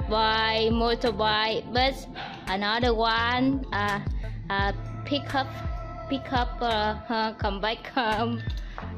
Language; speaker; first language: English; non-native, learner; Vietnamese